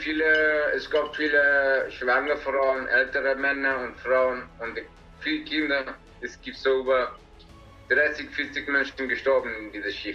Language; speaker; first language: German; non-native, learner; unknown